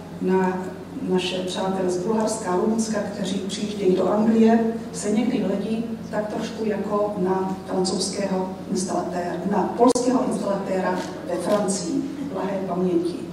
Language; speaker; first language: Czech; native; Czech